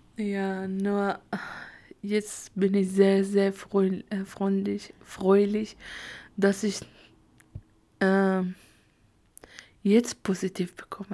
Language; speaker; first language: German; non-native, learner; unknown